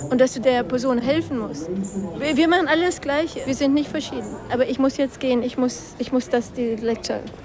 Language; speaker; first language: German; native; German